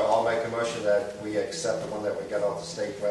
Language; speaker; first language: English; native; English